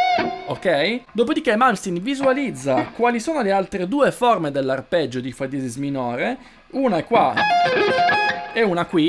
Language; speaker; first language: Italian; native; Italian